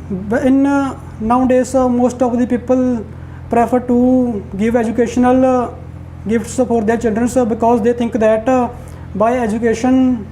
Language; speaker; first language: English; non-native, learner; Punjabi